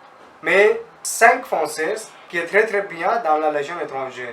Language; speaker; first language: French; non-native, learner; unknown